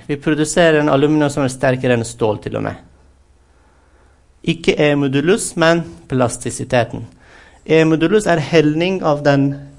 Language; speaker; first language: Norwegian; non-native, fluent; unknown